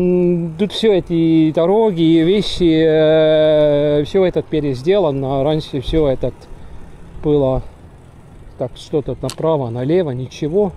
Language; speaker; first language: Russian; non-native, learner; Estonian